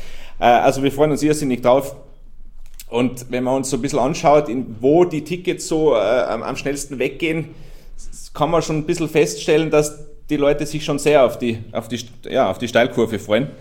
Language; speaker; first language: German; native; German